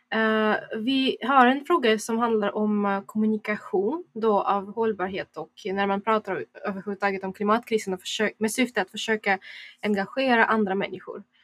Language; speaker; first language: Swedish; non-native, fluent; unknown